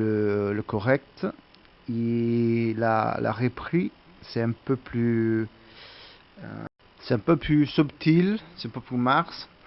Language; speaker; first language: French; non-native, learner; Italian